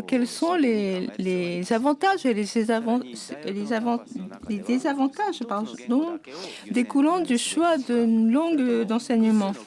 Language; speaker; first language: French; non-native, fluent; Japanese